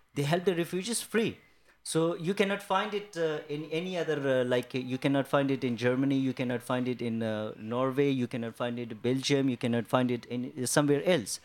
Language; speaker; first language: English; non-native, fluent; Persian